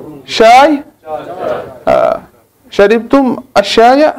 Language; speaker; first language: Arabic; non-native, fluent; Urdu